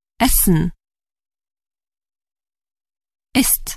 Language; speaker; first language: German; non-native, learner; Ukrainian